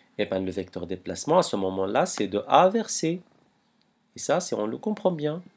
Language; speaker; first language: French; non-native, local second language; Arabic